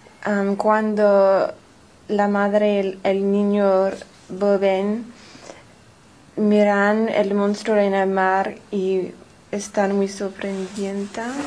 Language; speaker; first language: Spanish; non-native, learner; English